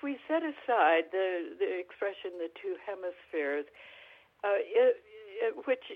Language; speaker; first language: English; native; English